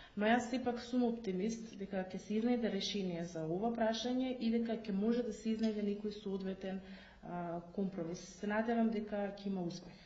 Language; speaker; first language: Macedonian; non-native, fluent; English